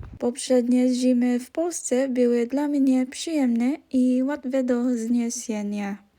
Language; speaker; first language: Polish; non-native, fluent; Hiligaynon